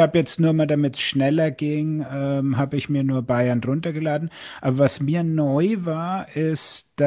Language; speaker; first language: German; native; German